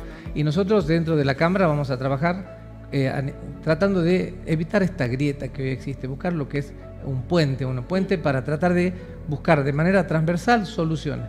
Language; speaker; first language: Spanish; native; Spanish